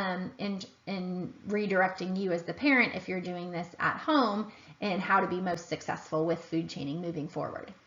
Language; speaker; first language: English; native; English